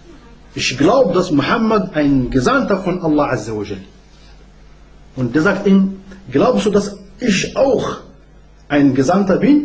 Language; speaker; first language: German; non-native, learner; Arabic